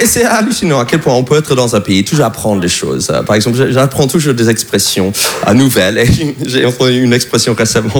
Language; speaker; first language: French; non-native, fluent; English